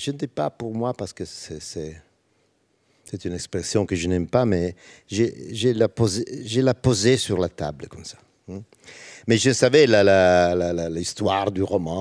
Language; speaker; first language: French; non-native, learner; Italian